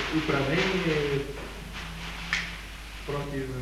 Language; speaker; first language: Russian; non-native, learner; English